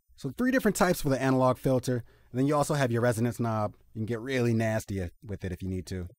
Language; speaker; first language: English; native; English